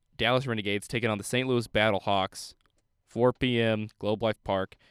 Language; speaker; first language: English; native; English